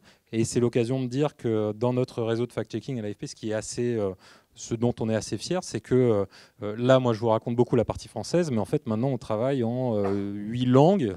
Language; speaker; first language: French; native; French